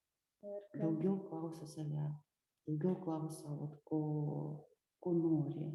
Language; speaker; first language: Lithuanian; non-native, local second language; Russian